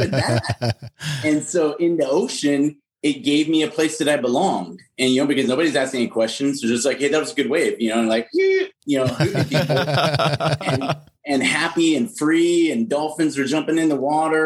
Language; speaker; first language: English; native; English